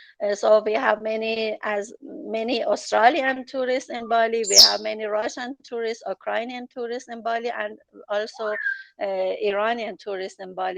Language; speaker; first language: English; non-native, learner; Persian